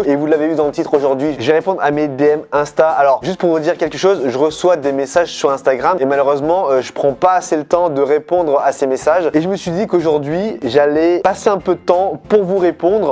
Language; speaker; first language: French; native; French